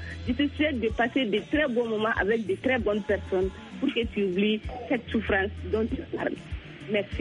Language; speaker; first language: French; non-native, local second language; Bambara